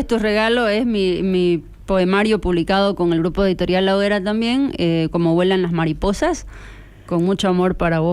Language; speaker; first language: Spanish; native; Spanish